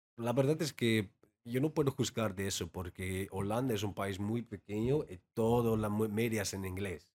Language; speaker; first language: Spanish; non-native, learner; Dutch